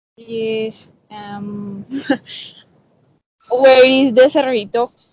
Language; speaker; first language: English; non-native, learner; Spanish